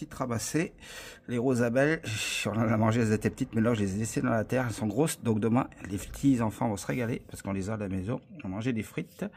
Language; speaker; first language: French; native; French